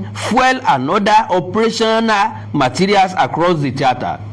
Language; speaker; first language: English; non-native, local second language; Yoruba